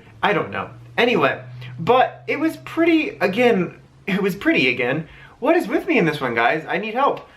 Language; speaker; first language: English; native; English